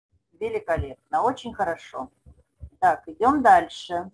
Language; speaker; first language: Russian; non-native, fluent; Spanish